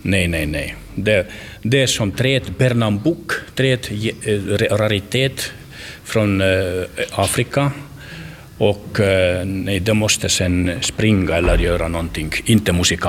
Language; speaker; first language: Swedish; non-native, learner; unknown